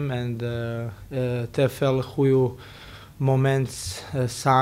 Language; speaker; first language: Dutch; non-native, learner; Serbian